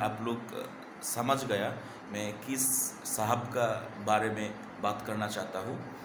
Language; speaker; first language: Hindi; non-native, learner; Bangla